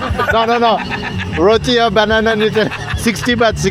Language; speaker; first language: English; non-native, learner; French